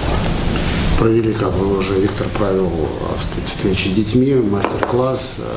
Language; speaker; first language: Russian; native; Russian